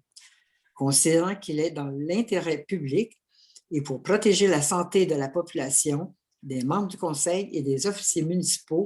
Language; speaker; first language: French; native; French